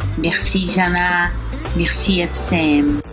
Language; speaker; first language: French; non-native, learner; Portuguese